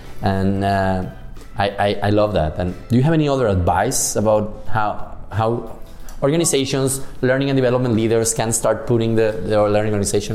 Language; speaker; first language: English; non-native, fluent; Spanish